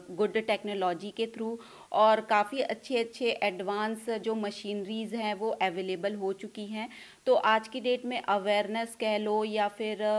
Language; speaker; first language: Hindi; non-native, local second language; Punjabi